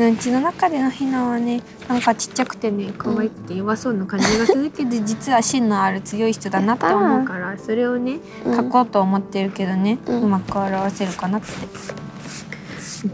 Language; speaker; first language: Japanese; native; Japanese